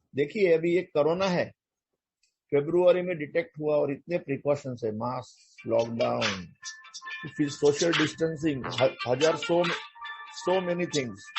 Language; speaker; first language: Hindi; non-native, local second language; Marathi